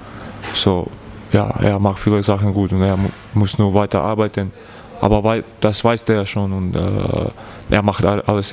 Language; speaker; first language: German; non-native, learner; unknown